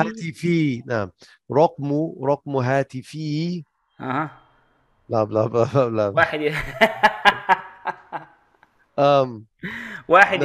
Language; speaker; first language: Arabic; non-native, learner; English